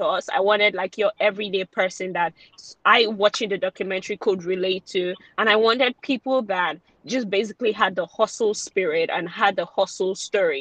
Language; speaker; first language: English; non-native, local second language; Yoruba